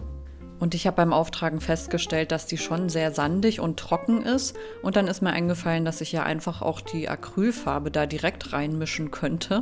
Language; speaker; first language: German; native; German